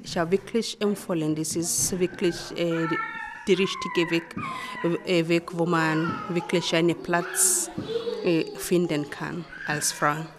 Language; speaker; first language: German; non-native, learner; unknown